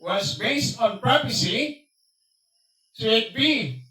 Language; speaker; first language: English; non-native, local second language; Filipino